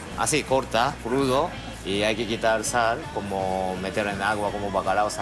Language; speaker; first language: Spanish; non-native, learner; Japanese